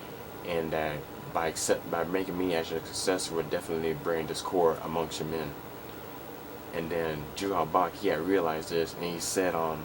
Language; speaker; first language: English; native; English